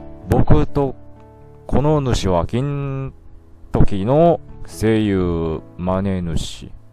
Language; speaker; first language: Japanese; non-native, learner; Korean